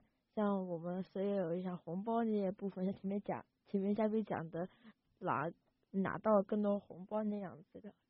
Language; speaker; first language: Chinese; early bilingual, heritage; Chinese